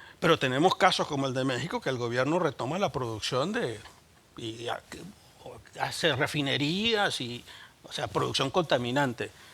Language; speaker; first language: Spanish; native; Spanish